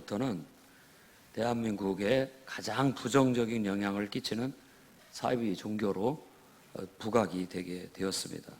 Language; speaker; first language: Korean; native; Korean